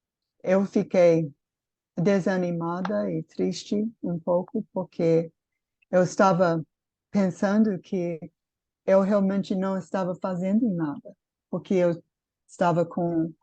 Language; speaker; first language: Portuguese; non-native, fluent; English